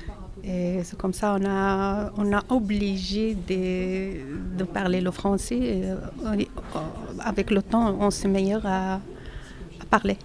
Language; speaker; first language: French; non-native, learner; Arabic